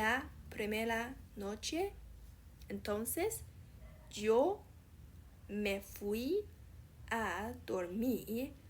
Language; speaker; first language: Spanish; non-native, fluent; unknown